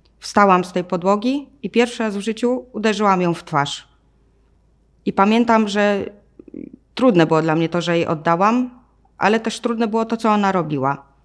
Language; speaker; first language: Polish; native; Polish